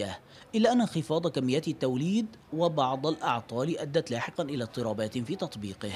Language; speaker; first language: Arabic; native; Arabic